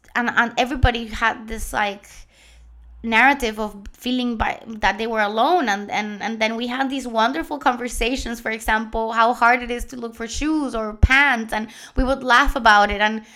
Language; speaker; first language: English; non-native, fluent; Spanish